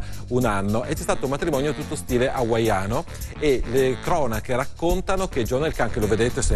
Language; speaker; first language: Italian; native; Italian